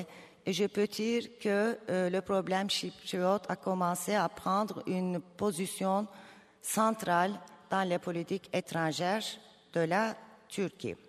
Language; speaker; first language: French; non-native, fluent; Turkish